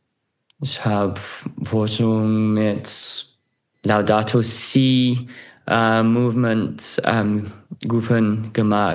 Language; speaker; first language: German; non-native, fluent; English